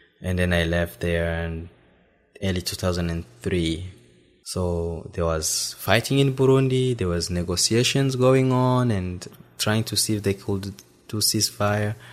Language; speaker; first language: English; non-native, fluent; Rundi